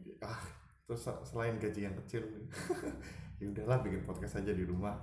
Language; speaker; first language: Indonesian; native; Indonesian